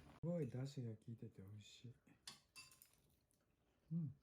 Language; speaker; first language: Japanese; native; Japanese